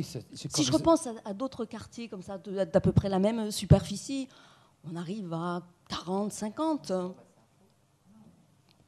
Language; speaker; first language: French; native; French